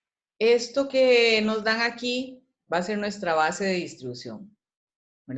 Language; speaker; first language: Spanish; native; Spanish